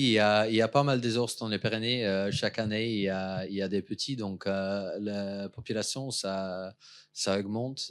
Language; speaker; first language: French; non-native, fluent; English